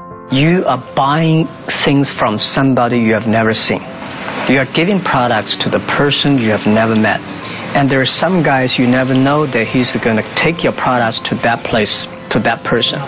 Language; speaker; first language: English; non-native, fluent; Chinese